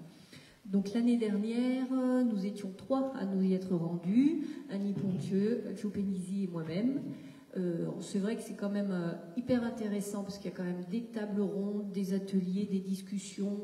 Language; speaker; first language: French; native; French